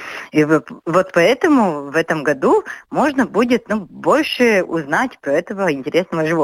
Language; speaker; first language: Russian; non-native, local second language; Latvian